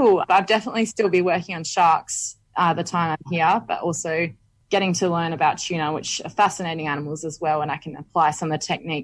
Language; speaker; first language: English; native; English